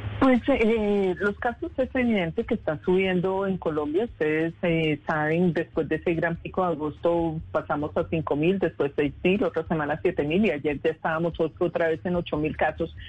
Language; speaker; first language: Spanish; native; Spanish